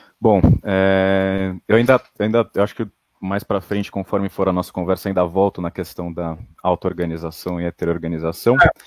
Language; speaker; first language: Portuguese; native; Portuguese